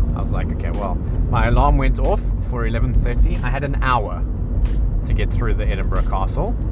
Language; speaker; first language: English; native; English